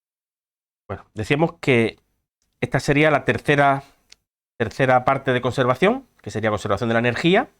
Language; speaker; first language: Spanish; native; Spanish